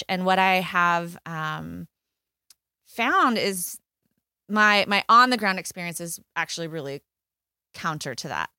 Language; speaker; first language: English; native; English